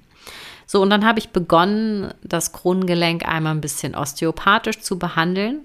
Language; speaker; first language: German; native; German